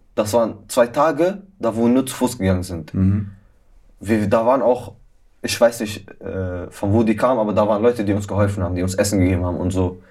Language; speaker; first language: German; early bilingual, other home language; Arabic